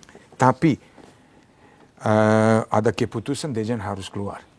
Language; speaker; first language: Indonesian; non-native, fluent; Serbian